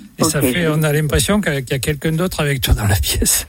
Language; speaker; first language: French; native; French